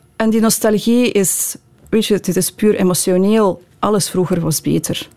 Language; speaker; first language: Dutch; non-native, fluent; Ukrainian